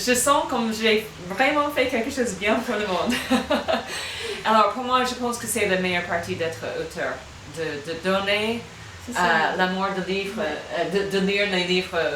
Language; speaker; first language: French; non-native, fluent; English